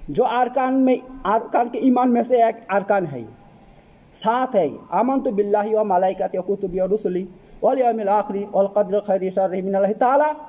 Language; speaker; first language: Hindi; non-native, fluent; Bangla